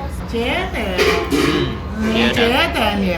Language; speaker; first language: Chinese; native; Chinese